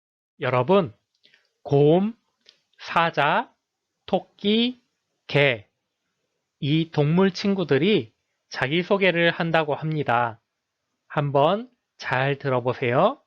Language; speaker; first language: Korean; native; Korean